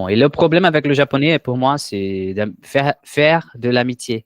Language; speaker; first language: French; non-native, learner; Portuguese